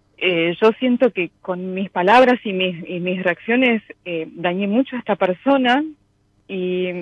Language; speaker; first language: Spanish; native; Spanish